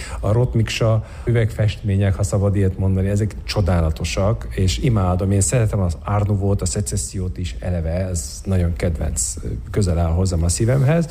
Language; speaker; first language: Hungarian; non-native, fluent; Turkish